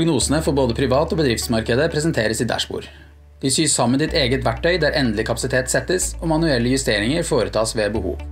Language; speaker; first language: Norwegian; native; Norwegian